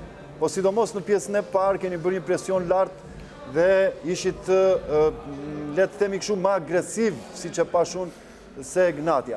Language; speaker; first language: Albanian; native; Albanian